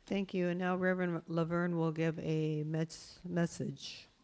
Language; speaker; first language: English; native; English